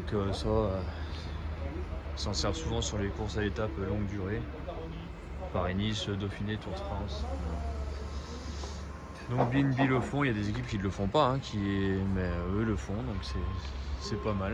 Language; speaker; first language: French; native; French